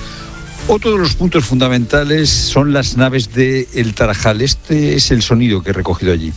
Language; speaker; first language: Spanish; native; Spanish